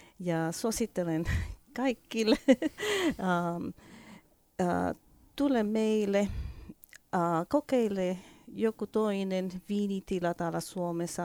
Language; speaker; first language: Finnish; non-native, learner; Spanish